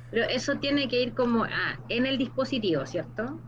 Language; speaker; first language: Spanish; native; Spanish